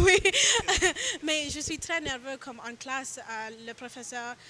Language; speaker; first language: French; non-native, learner; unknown